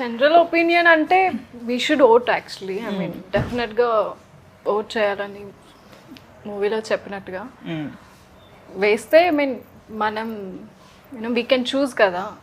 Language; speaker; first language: Telugu; native; Telugu